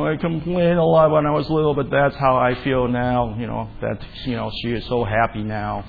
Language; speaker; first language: English; native; English